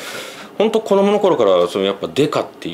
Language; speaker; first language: Japanese; native; Japanese